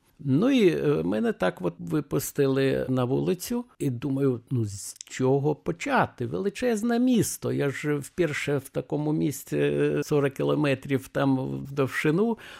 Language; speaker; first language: Ukrainian; non-native, fluent; Lithuanian